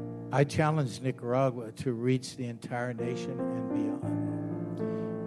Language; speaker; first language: English; native; English